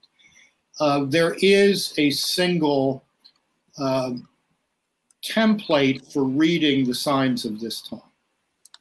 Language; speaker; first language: English; native; English